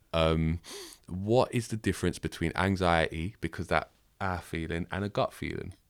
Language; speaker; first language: English; native; English